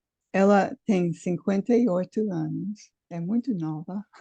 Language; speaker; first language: Portuguese; non-native, fluent; English